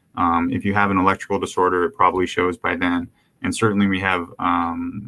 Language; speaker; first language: English; native; English